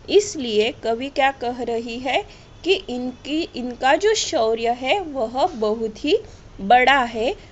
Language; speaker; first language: Hindi; non-native, local second language; Marathi